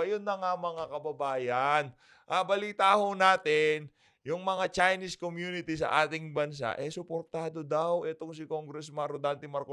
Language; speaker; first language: Filipino; native; Filipino